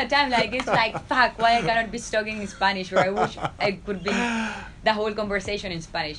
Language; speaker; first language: English; non-native, fluent; Spanish